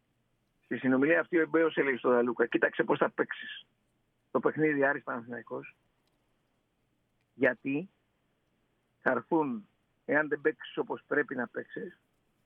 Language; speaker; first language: Greek; native; Greek